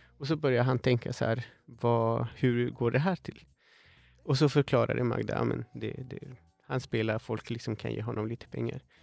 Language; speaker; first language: Swedish; non-native, fluent; Spanish